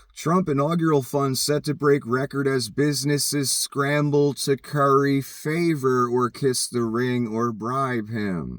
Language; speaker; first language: English; native; English